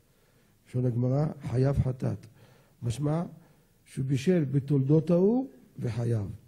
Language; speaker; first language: Hebrew; native; Hebrew